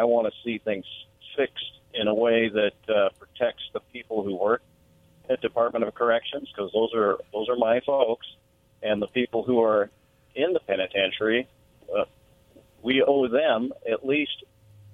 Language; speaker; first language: English; native; English